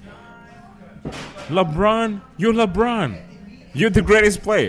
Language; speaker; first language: English; non-native, local second language; Shona